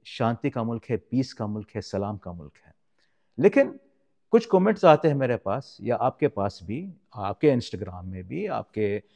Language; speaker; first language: Urdu; non-native, fluent; Arabic